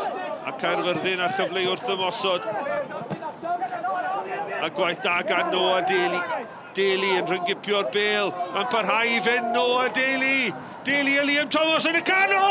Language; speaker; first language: Welsh; native; Welsh